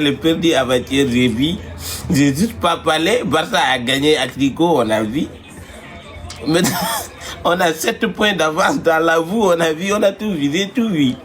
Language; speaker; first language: French; non-native, local second language; Wolof